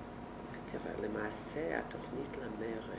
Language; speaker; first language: Hebrew; non-native, fluent; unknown